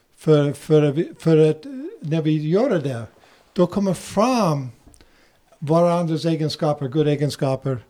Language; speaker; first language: Swedish; non-native, fluent; English